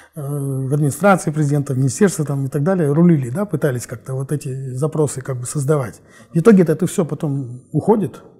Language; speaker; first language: Russian; non-native, local second language; Kazakh